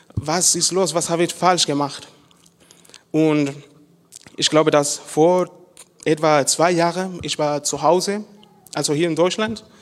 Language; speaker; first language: German; non-native, learner; Spanish